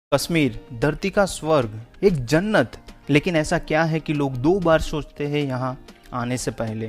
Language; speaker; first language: Hindi; native; Hindi